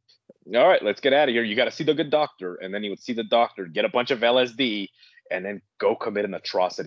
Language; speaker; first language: English; native; English